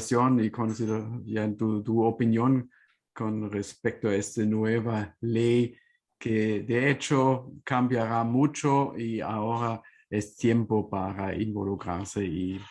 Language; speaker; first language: Spanish; non-native, fluent; German